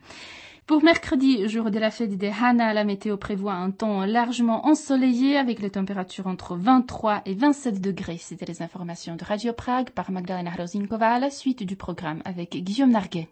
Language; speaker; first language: French; non-native, fluent; Czech